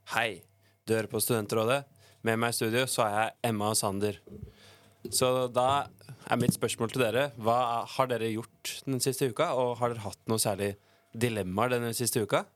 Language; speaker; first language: Norwegian; native; Norwegian